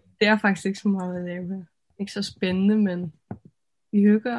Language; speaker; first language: Danish; non-native, local second language; Faroese